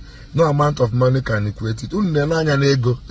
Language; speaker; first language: English; non-native, local second language; Igbo